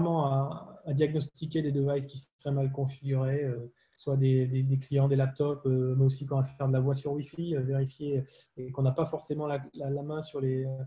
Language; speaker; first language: French; native; French